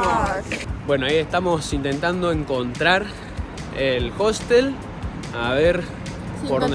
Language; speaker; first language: Spanish; native; Spanish